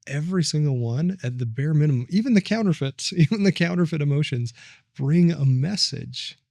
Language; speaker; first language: English; native; English